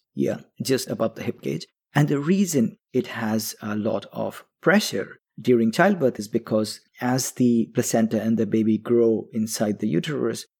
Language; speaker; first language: English; non-native, local second language; Bangla